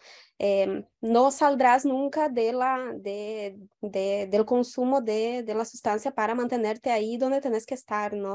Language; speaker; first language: Spanish; non-native, fluent; Portuguese